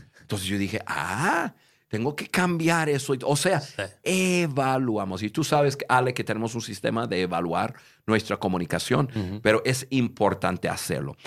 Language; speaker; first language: Spanish; non-native, fluent; English